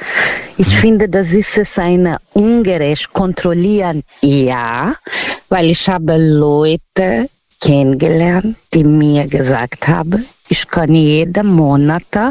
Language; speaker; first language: German; non-native, learner; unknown